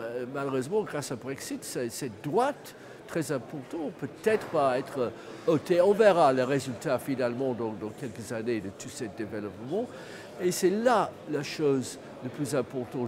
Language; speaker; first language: French; non-native, fluent; English